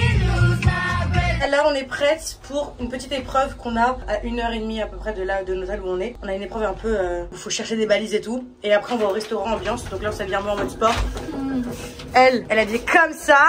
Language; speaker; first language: French; native; French